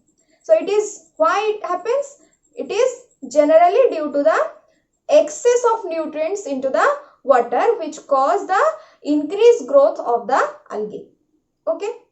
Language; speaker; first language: English; non-native, local second language; Hindi